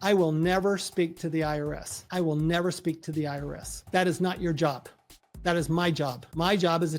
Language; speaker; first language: English; native; English